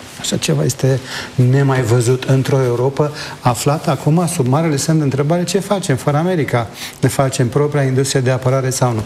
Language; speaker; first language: Romanian; native; Romanian